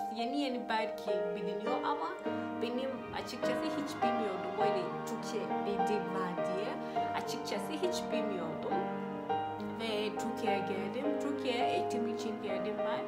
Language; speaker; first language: Turkish; non-native, fluent; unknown